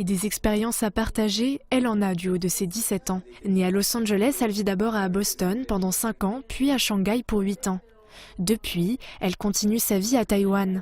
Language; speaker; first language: French; native; French